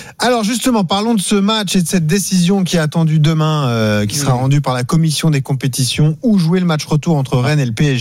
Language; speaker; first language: French; native; French